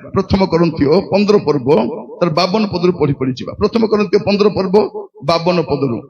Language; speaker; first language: Odia; non-native, local second language; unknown